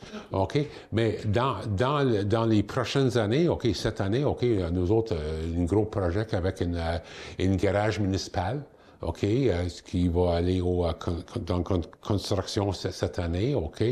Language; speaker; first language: French; non-native, local second language; English